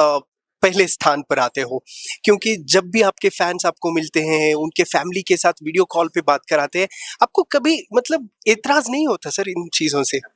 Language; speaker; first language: Hindi; non-native, local second language; Kannada